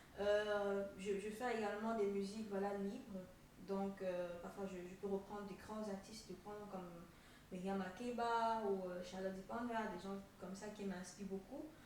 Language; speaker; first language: French; non-native, local second language; Ghomala